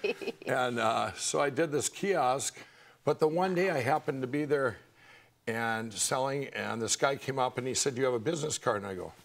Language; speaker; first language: English; native; English